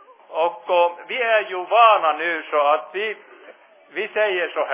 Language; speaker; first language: Swedish; non-native, fluent; Finnish